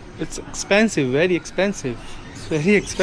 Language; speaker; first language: English; non-native, local second language; Hindi